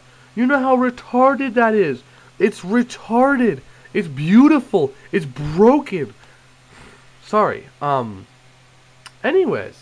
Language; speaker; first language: English; native; English